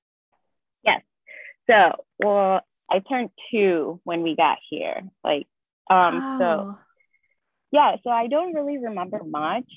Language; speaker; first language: English; early bilingual, other home language; Spanish